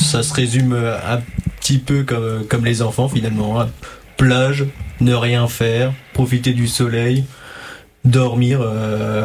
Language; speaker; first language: French; native; French